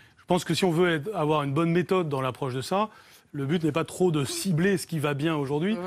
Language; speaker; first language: French; native; French